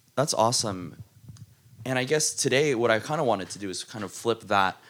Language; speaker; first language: English; native; English